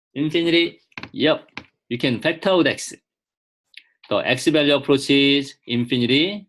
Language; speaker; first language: English; non-native, fluent; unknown